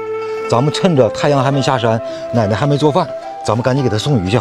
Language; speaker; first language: Chinese; native; Chinese